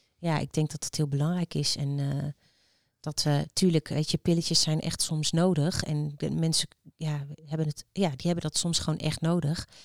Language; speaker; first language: Dutch; native; Dutch